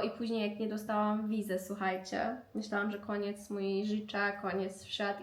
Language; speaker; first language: Polish; non-native, learner; Persian